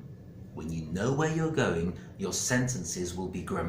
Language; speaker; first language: English; non-native, fluent; Greek